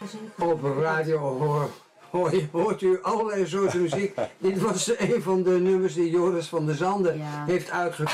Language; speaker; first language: Dutch; native; Dutch